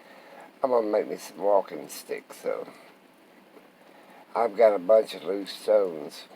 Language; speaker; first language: English; native; English